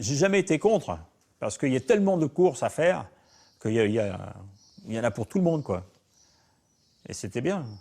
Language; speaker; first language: French; native; French